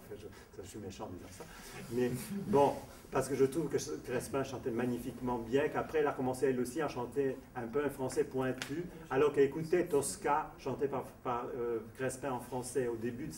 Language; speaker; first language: French; non-native, fluent; Italian